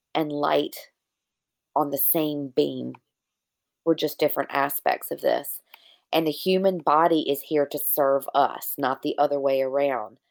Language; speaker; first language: English; native; English